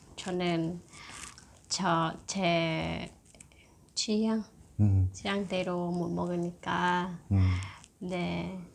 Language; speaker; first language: Korean; non-native, learner; Khmer